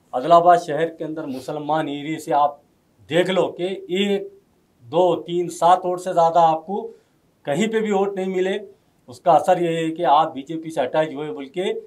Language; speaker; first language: Hindi; non-native, local second language; Urdu